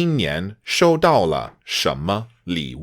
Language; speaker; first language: Chinese; non-native, fluent; English